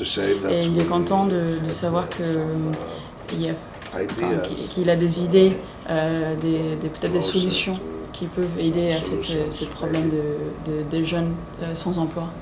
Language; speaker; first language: French; non-native, fluent; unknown